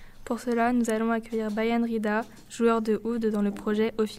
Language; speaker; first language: French; native; French